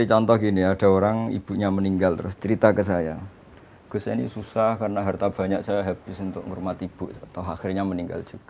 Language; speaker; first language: Indonesian; non-native, local second language; Javanese